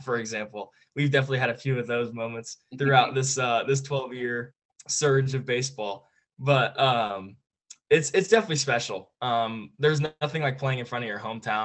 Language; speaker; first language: English; native; English